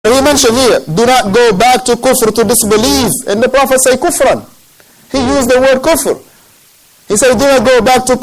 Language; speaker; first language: English; non-native, fluent; Arabic